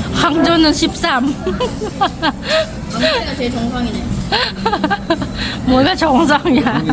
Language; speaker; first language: Korean; non-native, learner; Thai